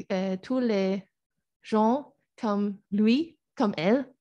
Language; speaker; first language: French; non-native, learner; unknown